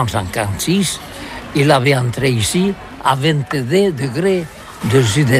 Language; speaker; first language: French; non-native, learner; Catalan